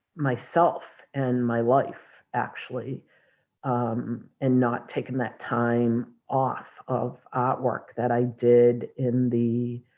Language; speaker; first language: English; native; English